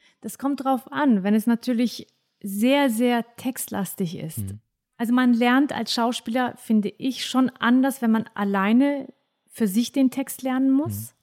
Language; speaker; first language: German; early bilingual, other home language; Turkish